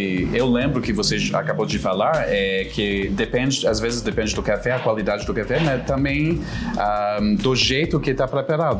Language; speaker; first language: Portuguese; non-native, fluent; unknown